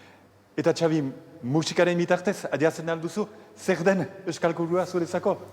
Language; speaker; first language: Basque; native; Basque